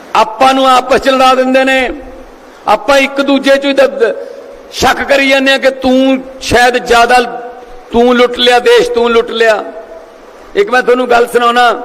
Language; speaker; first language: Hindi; non-native, local second language; Punjabi